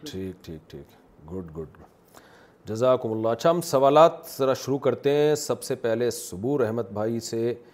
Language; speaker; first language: Urdu; native; Urdu